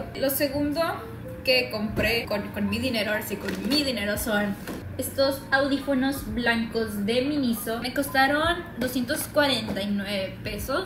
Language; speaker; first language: Spanish; native; Spanish